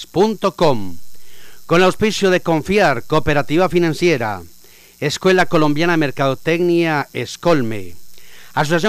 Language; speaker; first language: Spanish; native; Spanish